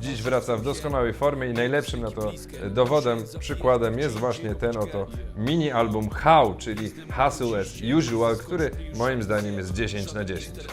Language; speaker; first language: Polish; native; Polish